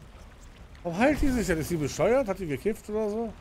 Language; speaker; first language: German; native; German